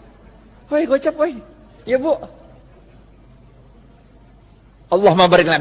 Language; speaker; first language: Indonesian; native; Indonesian